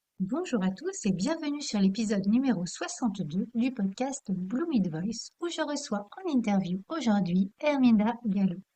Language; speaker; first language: French; native; French